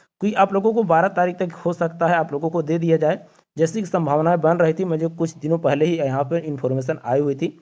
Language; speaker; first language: Hindi; native; Hindi